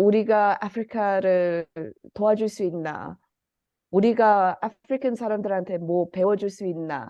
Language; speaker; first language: Korean; early bilingual, heritage; Korean